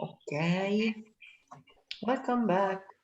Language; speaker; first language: English; non-native, fluent; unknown